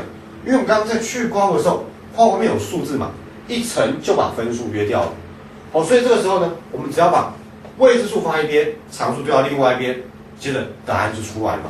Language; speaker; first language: Chinese; native; Chinese